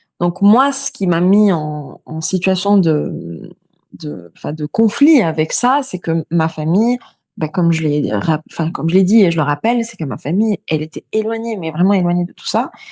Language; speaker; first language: French; non-native, local second language; Arabic